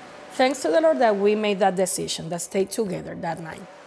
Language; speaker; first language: English; non-native, fluent; Spanish